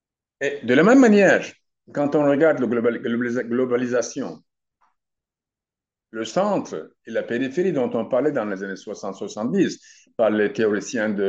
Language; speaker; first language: French; non-native, fluent; Turkish